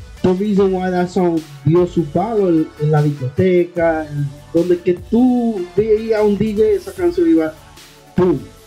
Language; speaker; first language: Spanish; early bilingual, other home language; English